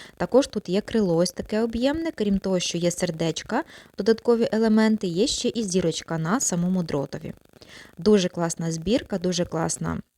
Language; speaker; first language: Ukrainian; non-native, local second language; Russian